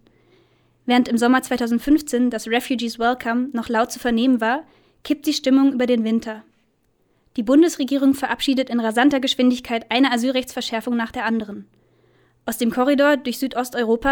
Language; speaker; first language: German; native; German